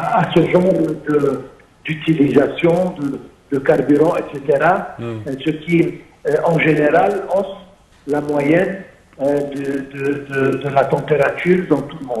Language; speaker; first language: French; non-native, fluent; Arabic